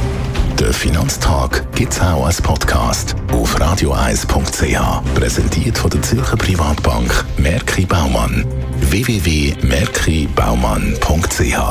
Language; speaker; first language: German; native; German